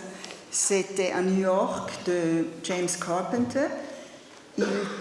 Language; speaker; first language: French; non-native, learner; German